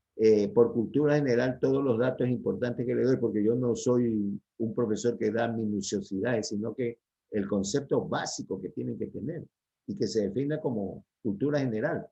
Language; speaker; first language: Spanish; native; Spanish